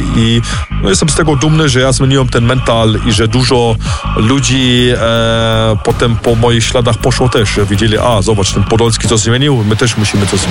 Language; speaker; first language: Polish; early bilingual, heritage; Polish